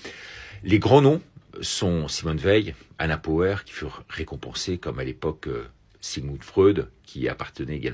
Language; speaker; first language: French; native; French